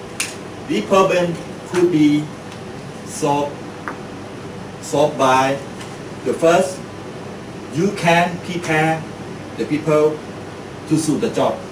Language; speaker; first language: English; non-native, learner; Thai